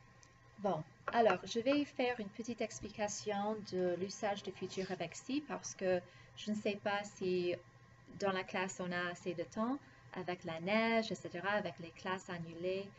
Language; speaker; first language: French; non-native, fluent; English